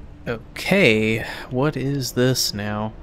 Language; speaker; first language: English; native; English